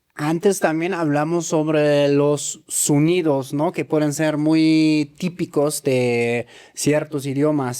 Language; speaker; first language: Spanish; native; Spanish